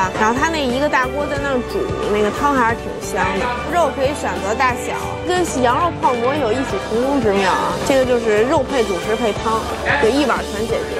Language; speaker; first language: Chinese; native; Chinese